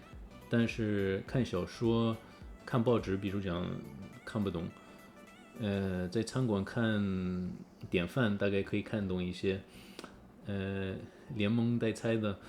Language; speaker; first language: Chinese; early bilingual, heritage; English